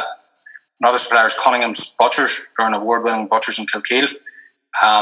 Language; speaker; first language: English; native; English